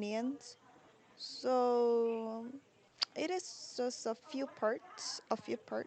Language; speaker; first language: English; non-native, learner; Korean